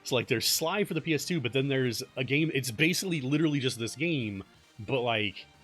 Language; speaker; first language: English; native; English